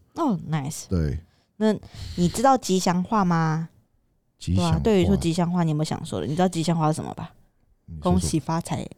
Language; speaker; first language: Chinese; non-native, fluent; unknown